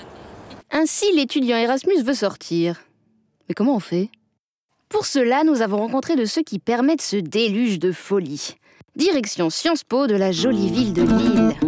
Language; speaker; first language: French; native; French